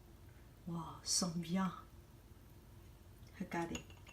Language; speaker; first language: French; non-native, learner; Chinese